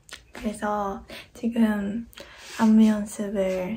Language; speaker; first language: Korean; non-native, fluent; Japanese